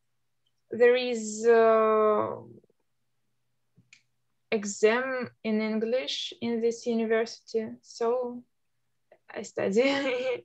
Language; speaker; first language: English; non-native, learner; Russian